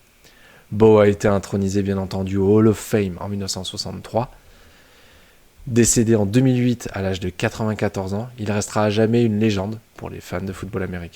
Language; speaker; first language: French; native; French